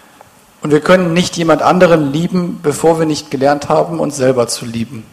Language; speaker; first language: German; native; German